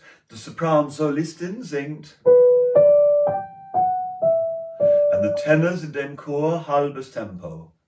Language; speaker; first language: German; non-native, learner; English